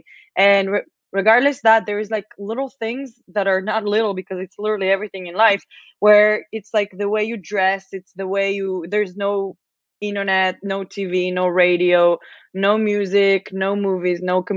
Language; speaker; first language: English; non-native, fluent; Hebrew